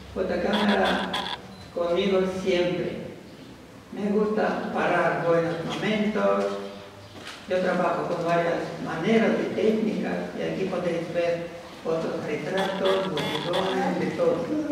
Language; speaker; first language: Spanish; non-native, learner; Russian